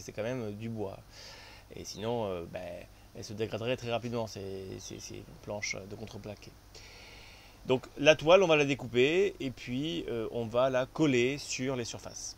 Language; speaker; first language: French; native; French